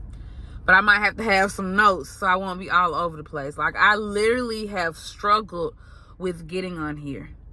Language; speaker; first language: English; native; English